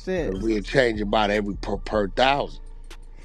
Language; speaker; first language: English; native; English